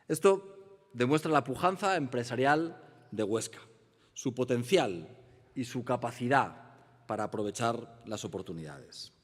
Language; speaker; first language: Spanish; native; Spanish